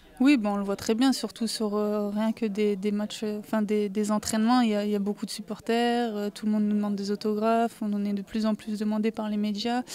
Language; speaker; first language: French; native; French